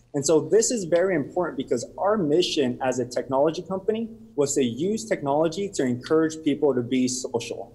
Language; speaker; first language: English; native; English